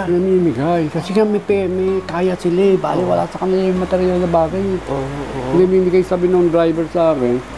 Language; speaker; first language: Filipino; native; Filipino